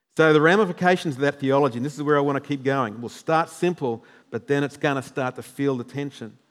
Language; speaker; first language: English; native; English